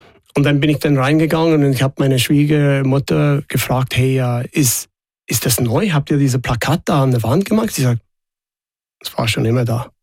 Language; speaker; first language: German; non-native, fluent; English